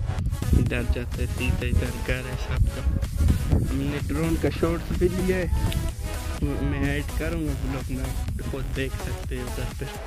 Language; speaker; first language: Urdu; non-native, local second language; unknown